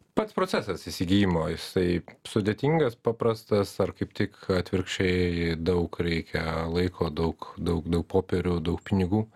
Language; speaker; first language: Lithuanian; native; Lithuanian